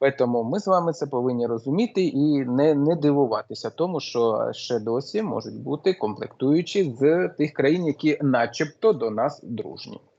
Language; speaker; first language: Ukrainian; non-native, local second language; Russian